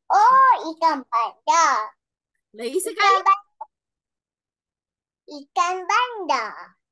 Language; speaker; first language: Malay; native; Malay